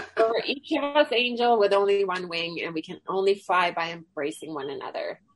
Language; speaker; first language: English; early bilingual, other home language; Swedish